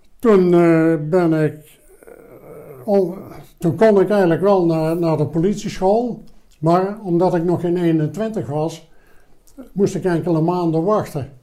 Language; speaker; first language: Dutch; native; Dutch